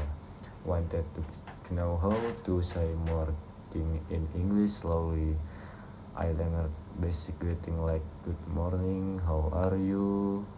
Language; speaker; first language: English; non-native, learner; Indonesian